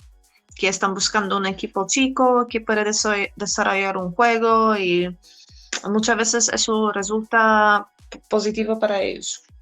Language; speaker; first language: Spanish; non-native, fluent; Polish